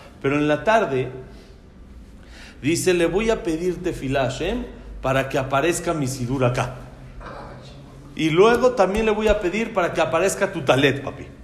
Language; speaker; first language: Spanish; native; Spanish